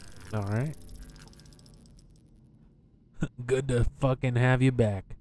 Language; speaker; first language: English; native; English